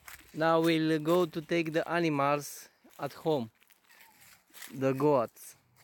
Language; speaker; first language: English; non-native, learner; Romanian